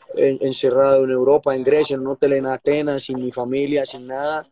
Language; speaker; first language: Spanish; native; Spanish